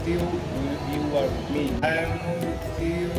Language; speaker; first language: English; non-native, learner; Bangla